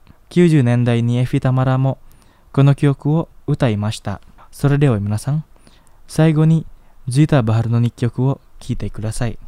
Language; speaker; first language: Japanese; non-native, learner; Indonesian